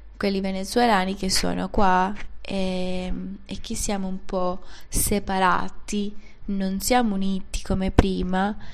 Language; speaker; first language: Italian; non-native, fluent; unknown